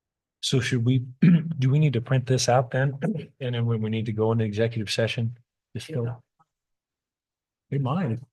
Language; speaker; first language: English; native; English